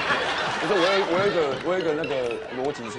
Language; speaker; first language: Chinese; native; Chinese